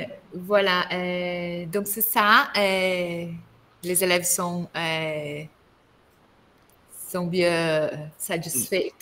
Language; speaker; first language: French; non-native, learner; Portuguese